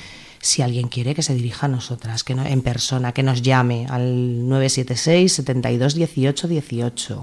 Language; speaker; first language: Spanish; native; Spanish